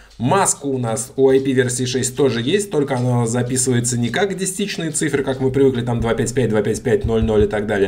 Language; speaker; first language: Russian; native; Russian